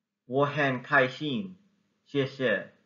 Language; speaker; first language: Chinese; non-native, learner; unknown